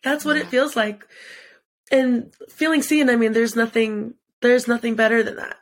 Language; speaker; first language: English; native; English